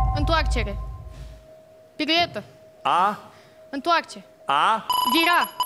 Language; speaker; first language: Romanian; native; Romanian